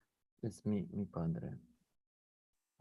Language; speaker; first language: Spanish; non-native, learner; English